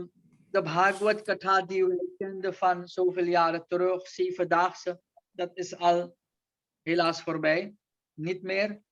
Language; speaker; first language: Dutch; non-native, local second language; Caribbean Hindustani